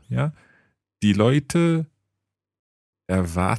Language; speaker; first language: German; non-native, learner; English